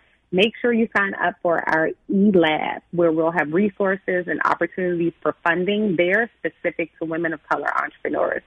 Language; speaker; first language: English; native; English